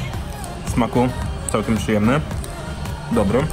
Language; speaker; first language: Polish; native; Polish